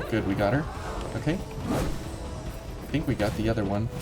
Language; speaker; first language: English; native; English